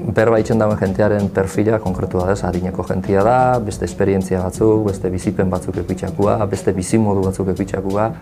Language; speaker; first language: Basque; native; Basque